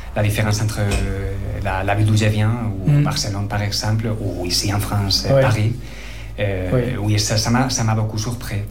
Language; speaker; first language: French; non-native, fluent; Spanish